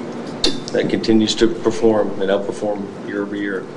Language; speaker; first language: English; native; English